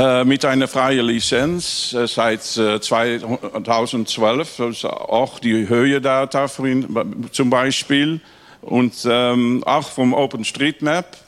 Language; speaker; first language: German; non-native, learner; Dutch